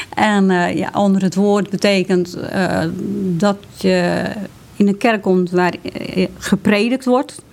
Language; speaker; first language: Dutch; native; Dutch